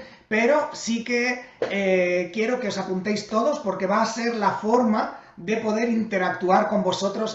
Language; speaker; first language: Spanish; native; Spanish